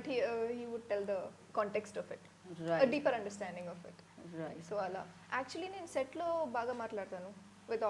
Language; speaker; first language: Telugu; non-native, learner; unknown